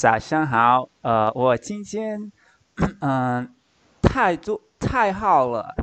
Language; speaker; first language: Chinese; non-native, learner; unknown